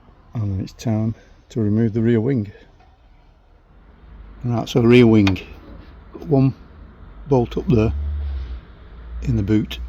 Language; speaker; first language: English; native; English